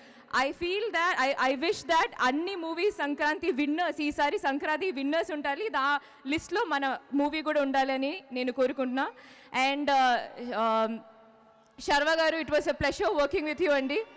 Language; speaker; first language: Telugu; non-native, fluent; Malayalam